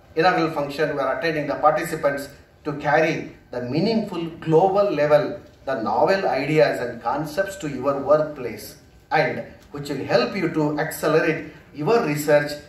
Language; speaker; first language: English; non-native, local second language; Kannada